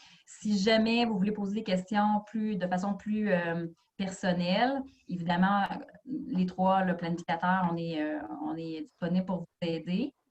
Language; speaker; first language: French; native; French